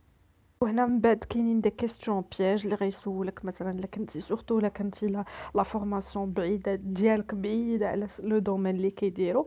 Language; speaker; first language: Arabic; native; Arabic